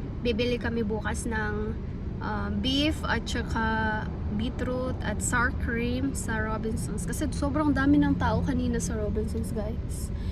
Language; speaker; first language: Filipino; native; Filipino